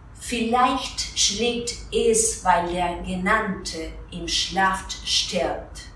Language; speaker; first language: German; non-native, learner; Spanish